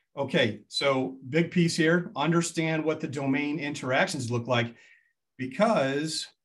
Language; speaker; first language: English; native; English